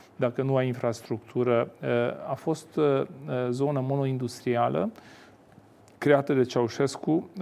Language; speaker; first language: Romanian; non-native, local second language; Hungarian